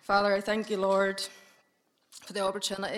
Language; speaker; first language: English; native; English